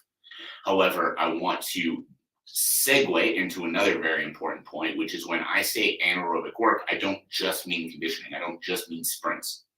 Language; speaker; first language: English; native; English